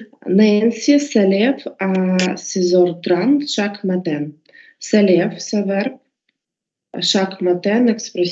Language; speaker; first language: French; non-native, learner; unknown